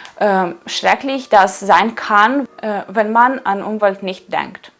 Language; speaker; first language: German; non-native, fluent; Ukrainian